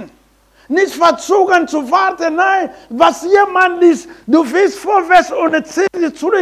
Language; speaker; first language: German; non-native, learner; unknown